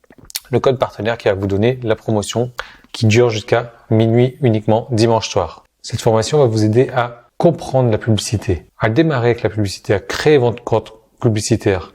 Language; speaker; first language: French; native; French